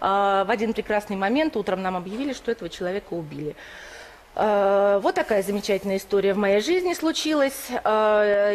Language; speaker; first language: Russian; native; Russian